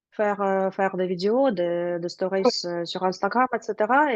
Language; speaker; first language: French; non-native, learner; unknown